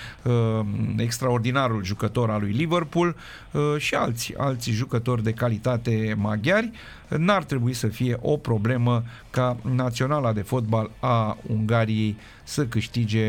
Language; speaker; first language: Romanian; native; Romanian